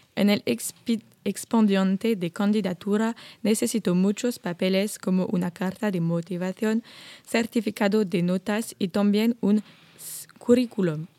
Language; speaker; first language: Spanish; non-native, learner; French